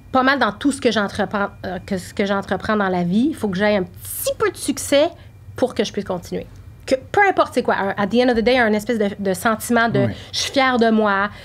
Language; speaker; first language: French; native; French